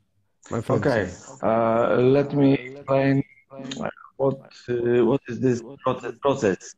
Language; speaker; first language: English; non-native, learner; Polish